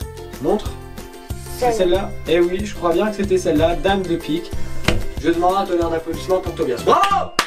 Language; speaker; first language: French; native; French